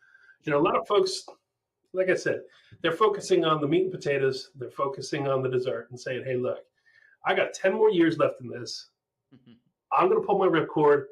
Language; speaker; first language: English; native; English